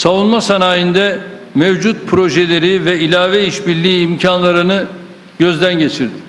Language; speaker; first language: Turkish; native; Turkish